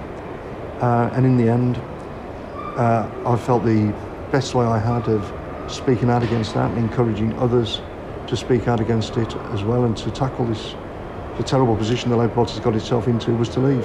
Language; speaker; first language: English; native; English